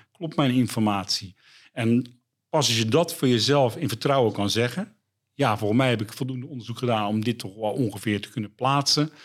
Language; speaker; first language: Dutch; native; Dutch